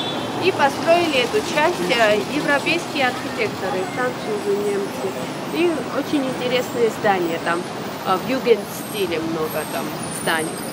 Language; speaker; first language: Russian; non-native, fluent; Georgian